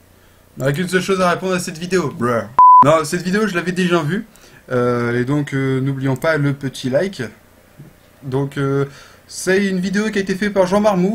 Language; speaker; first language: French; native; French